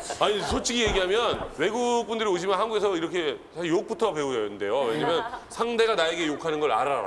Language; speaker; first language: Korean; native; Korean